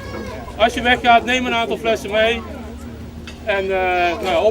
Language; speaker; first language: Dutch; native; Dutch